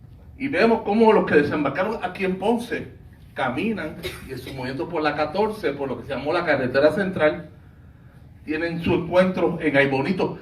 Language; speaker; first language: Spanish; native; Spanish